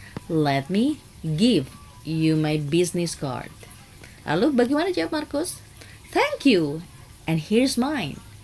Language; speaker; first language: English; non-native, fluent; Indonesian